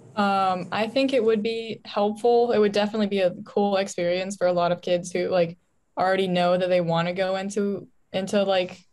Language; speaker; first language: English; native; English